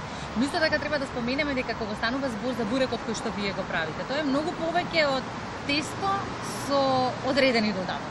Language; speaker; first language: Macedonian; native; Macedonian